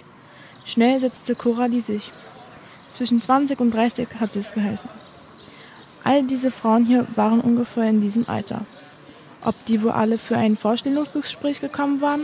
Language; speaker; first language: German; native; German